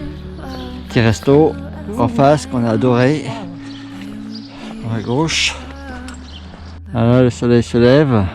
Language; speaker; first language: French; native; French